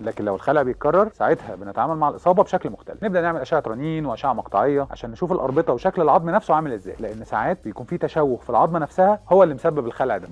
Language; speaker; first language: Arabic; native; Arabic